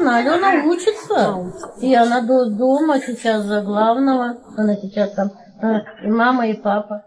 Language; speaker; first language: Russian; native; Russian